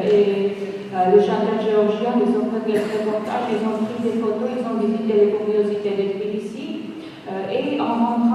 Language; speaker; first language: French; non-native, fluent; Georgian